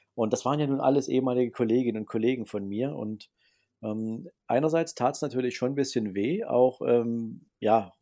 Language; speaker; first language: German; native; German